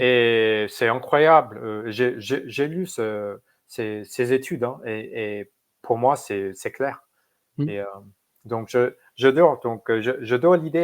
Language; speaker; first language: French; non-native, fluent; English